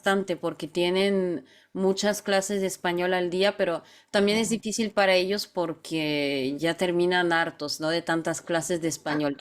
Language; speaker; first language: Spanish; non-native, fluent; Bulgarian